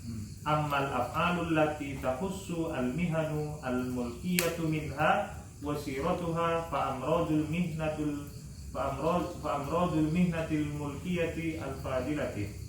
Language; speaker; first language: Arabic; non-native, learner; Indonesian